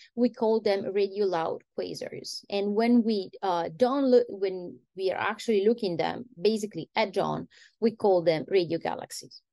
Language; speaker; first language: English; non-native, fluent; Italian